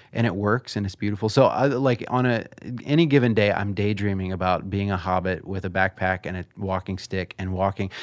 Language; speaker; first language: English; early bilingual, other home language; Swedish